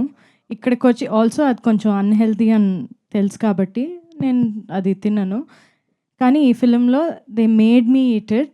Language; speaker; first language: Telugu; non-native, fluent; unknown